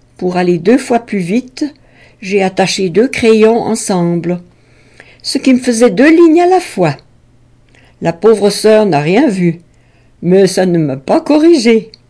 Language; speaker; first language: French; native; French